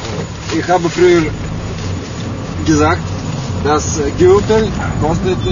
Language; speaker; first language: German; non-native, learner; Russian